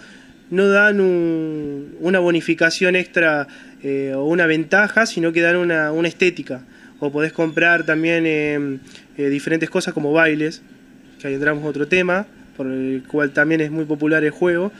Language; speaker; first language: Spanish; native; Spanish